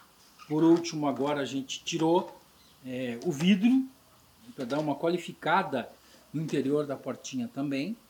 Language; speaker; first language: Portuguese; native; Portuguese